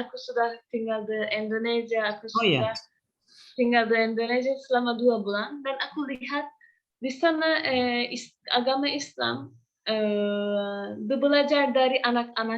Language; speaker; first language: Indonesian; non-native, learner; Turkish